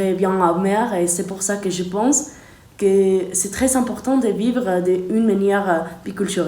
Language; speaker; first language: French; non-native, fluent; Spanish